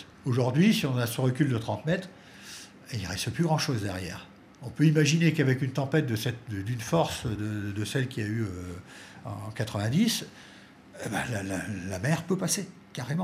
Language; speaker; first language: French; native; French